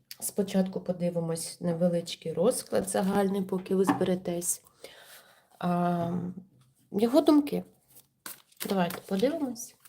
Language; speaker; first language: Ukrainian; non-native, local second language; Russian